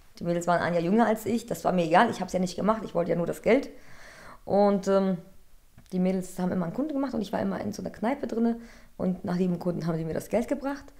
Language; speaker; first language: German; early bilingual, other home language; Polish